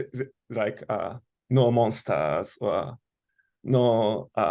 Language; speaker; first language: English; non-native, learner; Japanese